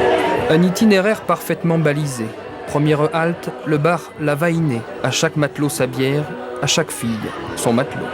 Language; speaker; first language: French; native; French